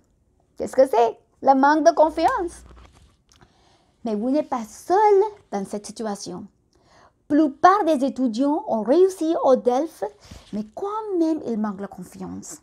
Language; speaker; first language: French; non-native, fluent; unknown